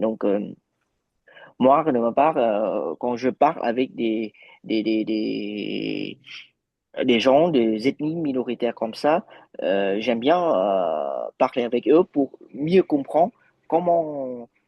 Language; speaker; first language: French; non-native, fluent; Vietnamese